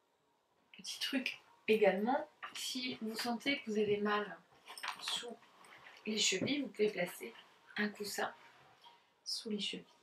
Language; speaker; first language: French; native; French